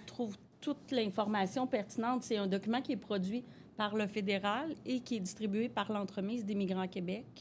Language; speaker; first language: French; native; French